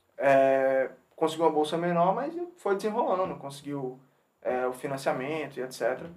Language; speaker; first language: Portuguese; native; Portuguese